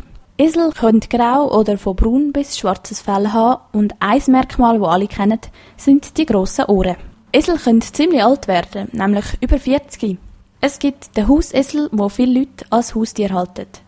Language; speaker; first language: German; native; German